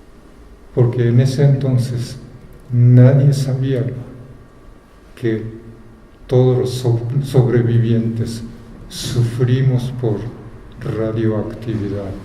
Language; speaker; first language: Spanish; non-native, fluent; Japanese